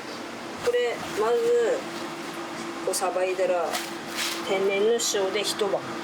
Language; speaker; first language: Japanese; native; Japanese